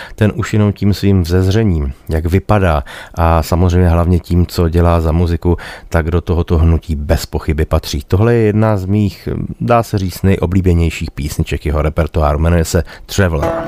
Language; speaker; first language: Czech; native; Czech